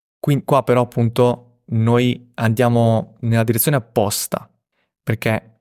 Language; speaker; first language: Italian; early bilingual, other home language; Russian